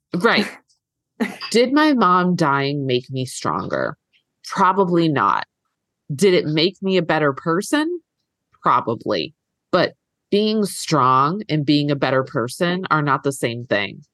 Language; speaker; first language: English; native; English